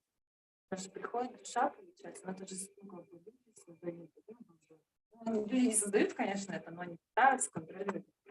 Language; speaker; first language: Russian; native; Russian